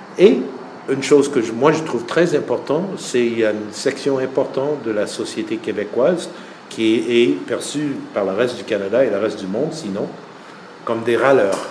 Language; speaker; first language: French; non-native, fluent; English